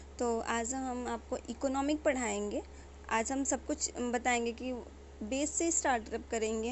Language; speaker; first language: Hindi; native; Hindi